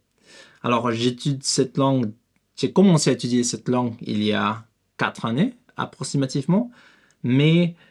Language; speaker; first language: French; non-native, learner; Spanish